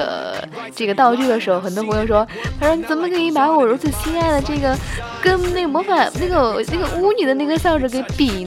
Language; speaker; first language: Chinese; native; Chinese